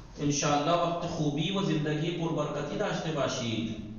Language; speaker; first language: Persian; non-native, fluent; Urdu